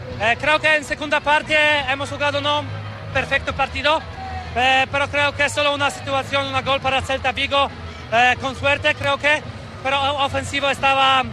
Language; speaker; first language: Spanish; non-native, learner; Polish